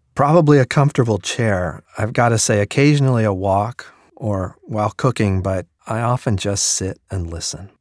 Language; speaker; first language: English; native; English